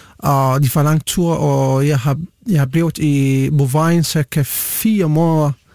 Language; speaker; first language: Danish; non-native, learner; Arabic